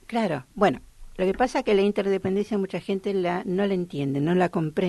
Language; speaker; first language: Spanish; native; Spanish